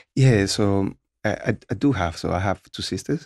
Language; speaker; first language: English; non-native, fluent; Spanish